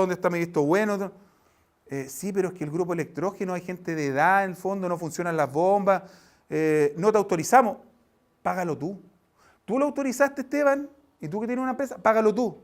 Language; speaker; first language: Spanish; native; Spanish